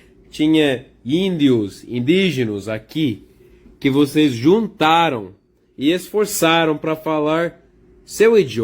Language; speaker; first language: Portuguese; non-native, learner; English